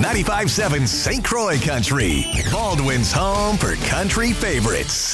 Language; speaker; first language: English; native; English